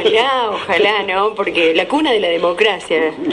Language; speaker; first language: Spanish; native; Spanish